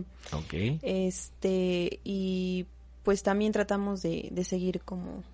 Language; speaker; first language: Spanish; native; Spanish